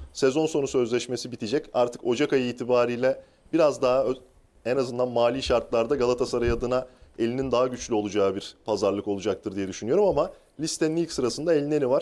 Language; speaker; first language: Turkish; native; Turkish